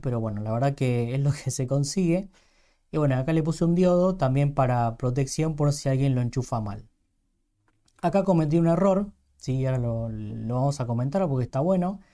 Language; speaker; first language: Spanish; native; Spanish